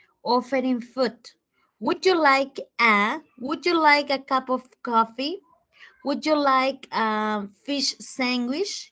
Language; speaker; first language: English; non-native, fluent; Spanish